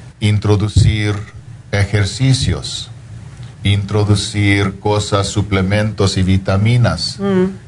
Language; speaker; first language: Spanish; non-native, fluent; English